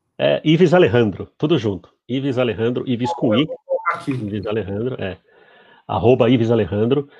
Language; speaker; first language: Portuguese; early bilingual, other home language; Spanish